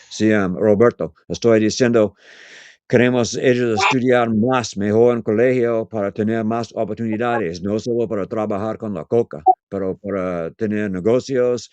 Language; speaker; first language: Spanish; non-native, learner; English